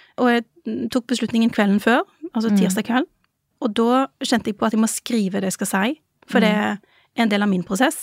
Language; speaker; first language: Norwegian; early bilingual, other home language; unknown